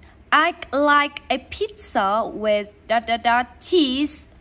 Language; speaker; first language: English; non-native, fluent; Vietnamese